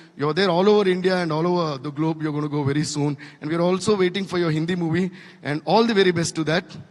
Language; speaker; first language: English; non-native, local second language; Telugu